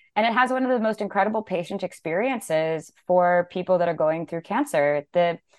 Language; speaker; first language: English; native; English